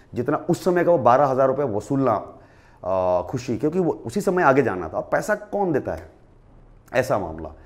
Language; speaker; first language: Hindi; non-native, local second language; Bhojpuri